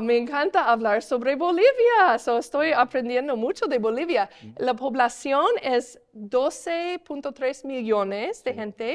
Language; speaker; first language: Spanish; non-native, learner; English